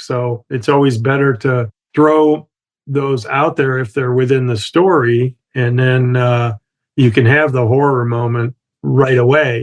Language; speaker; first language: English; native; English